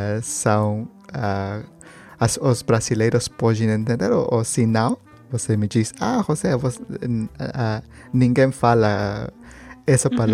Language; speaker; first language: Portuguese; non-native, learner; Spanish